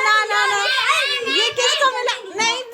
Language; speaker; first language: Urdu; native; Urdu